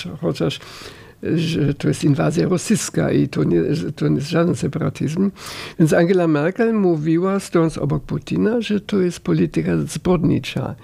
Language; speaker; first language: Polish; non-native, fluent; German